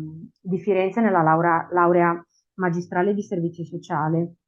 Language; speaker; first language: Italian; native; Italian